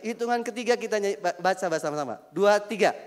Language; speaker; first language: Indonesian; native; Indonesian